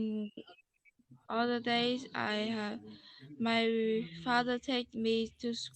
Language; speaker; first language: English; non-native, learner; Vietnamese